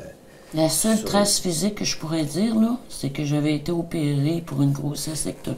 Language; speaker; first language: French; native; French